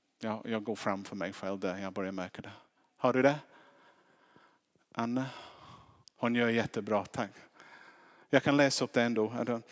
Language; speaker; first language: Swedish; non-native, fluent; English